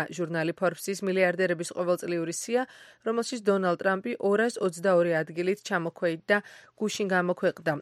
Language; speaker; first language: Georgian; native; Georgian